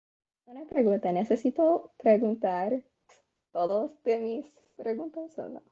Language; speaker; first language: Spanish; non-native, learner; English